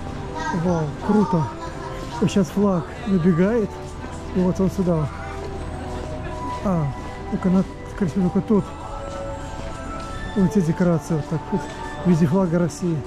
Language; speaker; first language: Russian; native; Russian